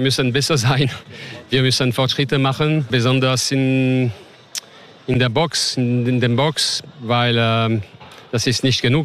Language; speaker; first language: German; non-native, learner; French